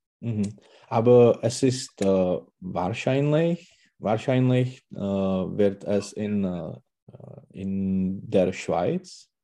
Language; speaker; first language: German; non-native, learner; Czech